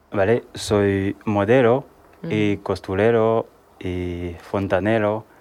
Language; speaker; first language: Spanish; non-native, learner; Haitian Creole